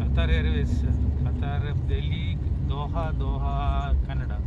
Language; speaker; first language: Hindi; non-native, local second language; Malayalam